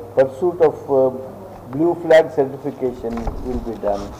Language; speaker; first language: English; non-native, local second language; Kannada